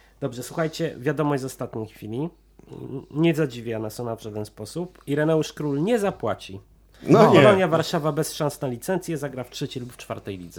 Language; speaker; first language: Polish; native; Polish